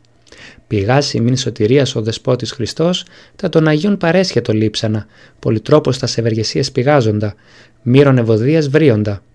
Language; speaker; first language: Greek; native; Greek